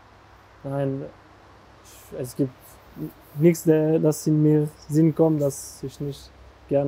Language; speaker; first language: German; non-native, local second language; French